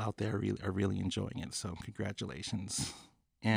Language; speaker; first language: English; native; English